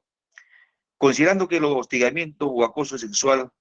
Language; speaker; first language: Spanish; native; Spanish